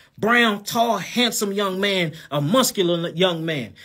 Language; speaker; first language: English; native; English